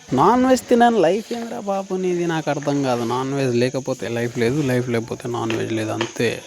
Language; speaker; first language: Telugu; non-native, local second language; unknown